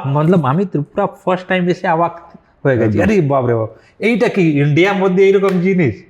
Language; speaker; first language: Bangla; non-native, local second language; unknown